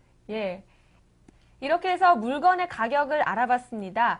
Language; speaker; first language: Korean; native; Korean